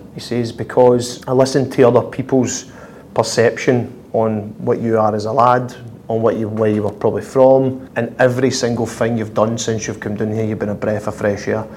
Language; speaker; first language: English; native; English